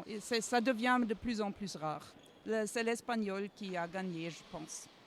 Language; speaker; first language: French; non-native, fluent; German